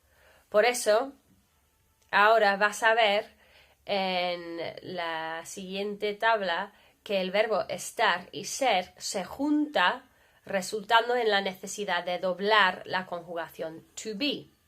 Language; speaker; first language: Spanish; non-native, fluent; English